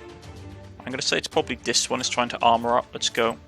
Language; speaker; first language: English; native; English